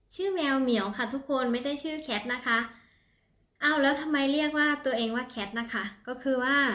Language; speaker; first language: Thai; non-native, local second language; Northeastern Thai